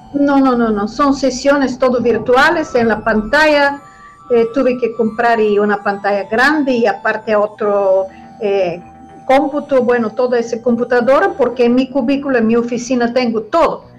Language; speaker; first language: Spanish; non-native, fluent; Bulgarian